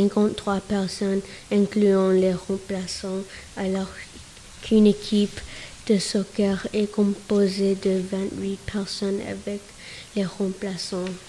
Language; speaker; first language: French; non-native, learner; English